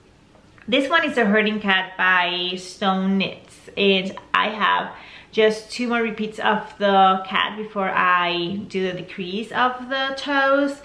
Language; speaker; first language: English; non-native, fluent; Spanish